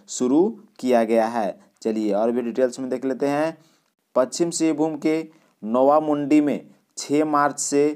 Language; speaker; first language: Hindi; native; Hindi